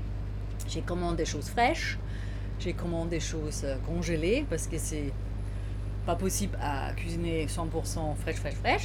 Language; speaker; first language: French; non-native, learner; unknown